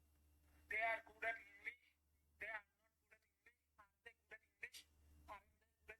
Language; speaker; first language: English; non-native, learner; Bangla